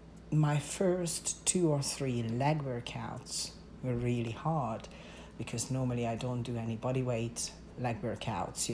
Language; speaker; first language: English; non-native, fluent; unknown